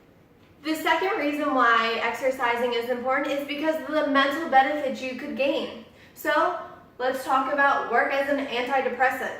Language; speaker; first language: English; native; English